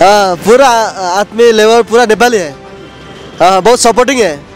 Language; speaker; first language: Hindi; non-native, local second language; Nepali